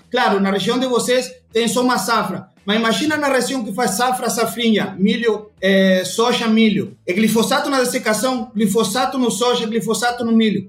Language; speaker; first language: Portuguese; non-native, fluent; Spanish